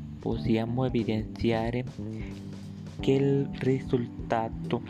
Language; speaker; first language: Italian; non-native, learner; Spanish